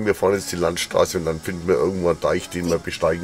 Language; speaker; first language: German; native; German